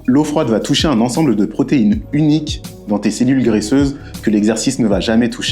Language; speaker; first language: French; native; French